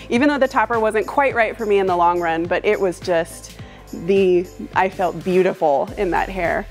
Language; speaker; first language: English; native; English